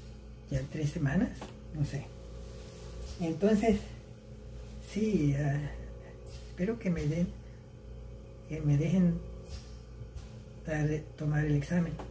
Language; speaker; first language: Spanish; early bilingual, heritage; Spanish